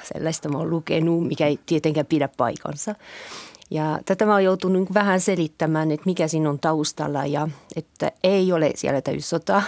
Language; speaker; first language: Finnish; non-native, fluent; French